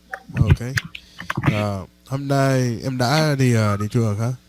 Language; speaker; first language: Vietnamese; non-native, learner; English